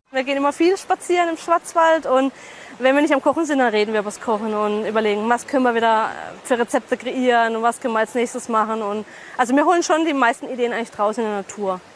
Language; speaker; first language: German; native; German